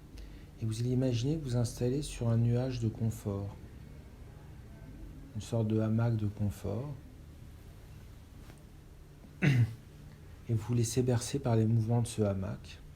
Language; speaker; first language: French; native; French